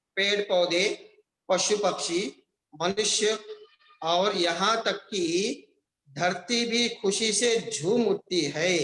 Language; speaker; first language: Hindi; non-native, local second language; Telugu